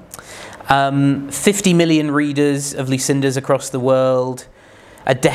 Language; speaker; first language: English; native; English